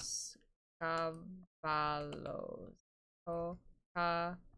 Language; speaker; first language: Portuguese; non-native, learner; English